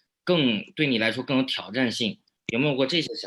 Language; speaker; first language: Chinese; native; Chinese